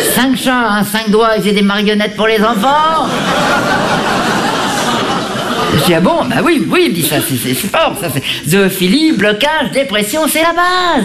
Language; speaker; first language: French; native; French